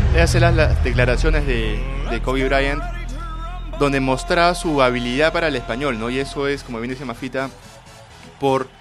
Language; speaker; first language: Spanish; native; Spanish